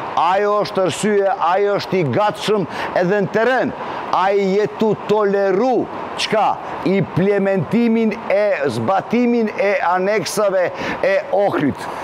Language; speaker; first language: Albanian; non-native, local second language; Serbian